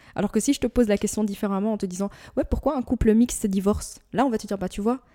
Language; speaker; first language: French; native; French